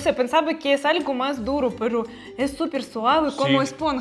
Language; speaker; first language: Spanish; non-native, fluent; Russian